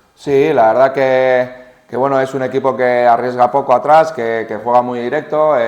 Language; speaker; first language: Spanish; native; Spanish